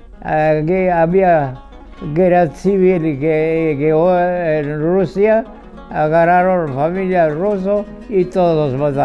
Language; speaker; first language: Spanish; non-native, fluent; Georgian